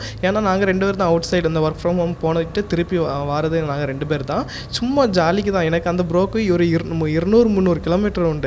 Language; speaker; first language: Tamil; native; Tamil